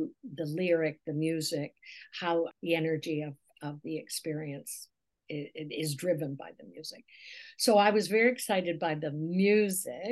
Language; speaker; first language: English; native; English